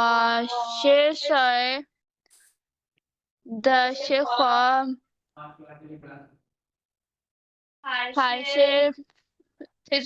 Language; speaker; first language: Chinese; non-native, learner; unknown